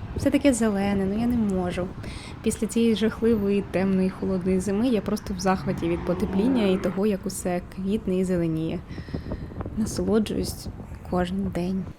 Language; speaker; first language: Ukrainian; native; Ukrainian